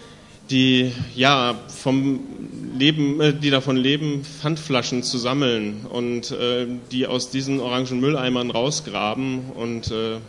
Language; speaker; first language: German; native; German